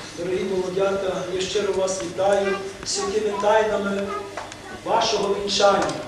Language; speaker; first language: Ukrainian; native; Ukrainian